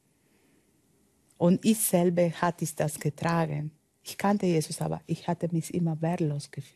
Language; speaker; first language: German; non-native, learner; Spanish